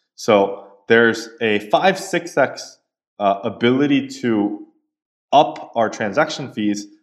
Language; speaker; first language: English; native; English